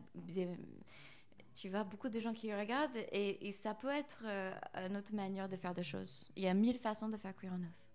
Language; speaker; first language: French; non-native, fluent; English